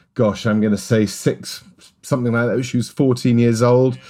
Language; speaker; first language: English; native; English